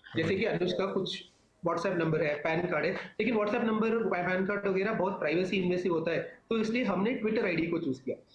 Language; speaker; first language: Hindi; non-native, local second language; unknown